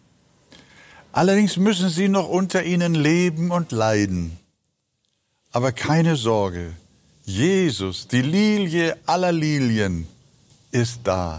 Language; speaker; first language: German; native; German